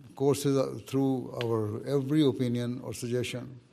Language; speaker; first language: English; non-native, local second language; Urdu